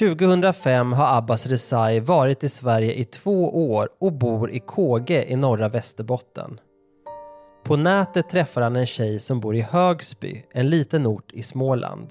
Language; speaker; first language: Swedish; native; Swedish